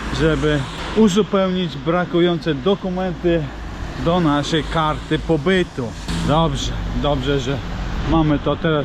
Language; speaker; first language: Polish; non-native, fluent; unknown